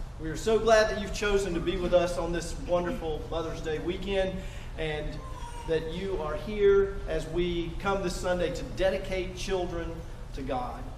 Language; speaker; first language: English; native; English